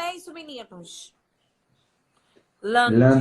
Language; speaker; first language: Portuguese; native; Portuguese